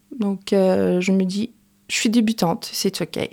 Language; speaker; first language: French; non-native, fluent; Portuguese